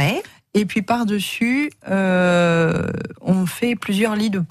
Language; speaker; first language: French; native; French